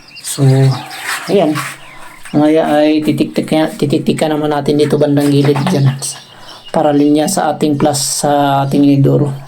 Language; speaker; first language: Filipino; non-native, local second language; Cebuano